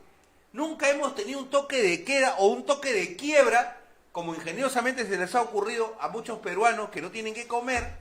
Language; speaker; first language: Spanish; native; Spanish